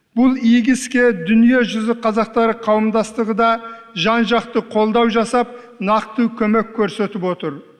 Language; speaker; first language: Kazakh; early bilingual, heritage; Kazakh